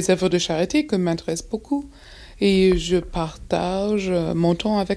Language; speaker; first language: French; non-native, fluent; English